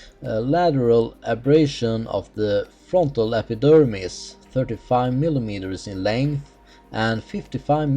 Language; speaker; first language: English; non-native, fluent; Swedish